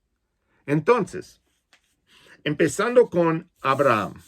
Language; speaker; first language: Spanish; non-native, fluent; English